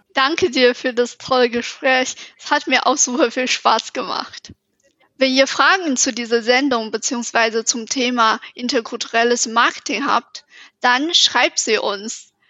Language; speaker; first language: German; non-native, fluent; Chinese